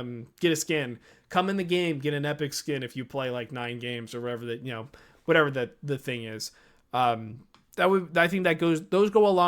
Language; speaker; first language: English; native; English